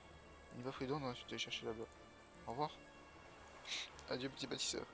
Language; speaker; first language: French; native; French